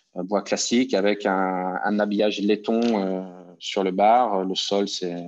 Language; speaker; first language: French; native; French